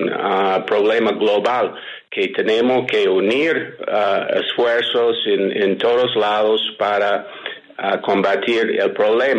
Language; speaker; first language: Spanish; non-native, fluent; English